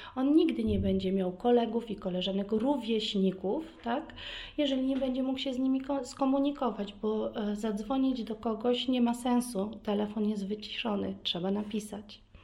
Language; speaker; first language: Polish; early bilingual, heritage; Polish